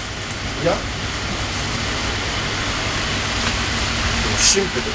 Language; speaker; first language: Japanese; native; Japanese